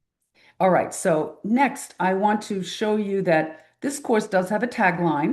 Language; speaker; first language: English; native; English